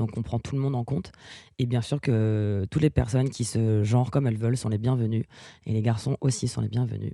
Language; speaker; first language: French; native; French